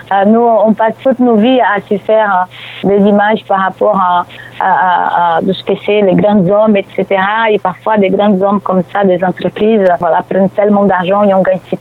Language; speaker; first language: French; non-native, fluent; Portuguese